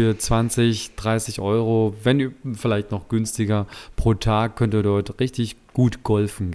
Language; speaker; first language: German; native; German